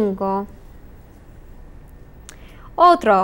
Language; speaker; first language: Spanish; non-native, fluent; English